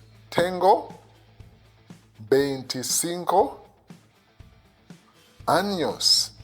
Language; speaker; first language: Spanish; non-native, fluent; English